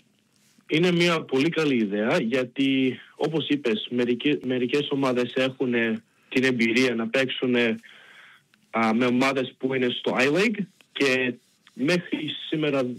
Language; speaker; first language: Greek; early bilingual, heritage; Greek